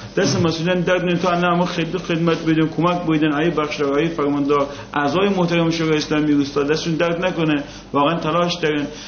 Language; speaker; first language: Persian; non-native, local second language; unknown